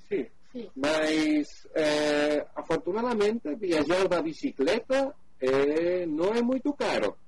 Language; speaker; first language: Portuguese; non-native, learner; Spanish